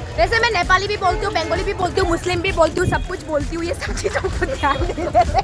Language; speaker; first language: Hindi; non-native, local second language; Bangla